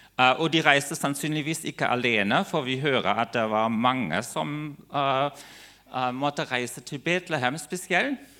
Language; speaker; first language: Norwegian; non-native, fluent; German